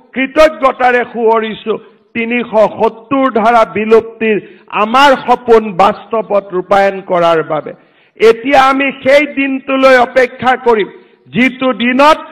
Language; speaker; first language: Assamese; native; Assamese